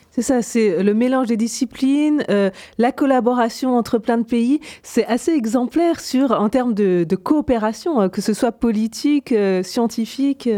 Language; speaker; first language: French; native; French